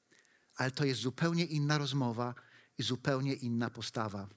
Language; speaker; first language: Polish; native; Polish